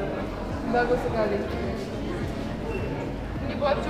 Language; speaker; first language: Indonesian; non-native, fluent; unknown